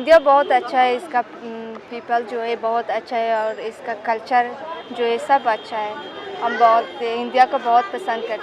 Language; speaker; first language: Hindi; non-native, learner; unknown